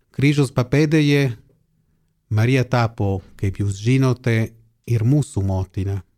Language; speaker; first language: Lithuanian; non-native, fluent; Italian